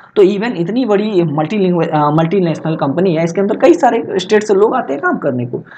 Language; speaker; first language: Hindi; native; Hindi